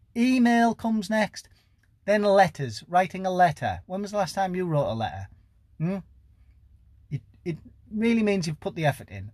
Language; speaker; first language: English; native; English